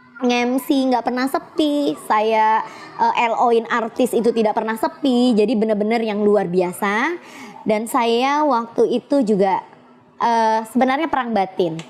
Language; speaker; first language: Indonesian; native; Indonesian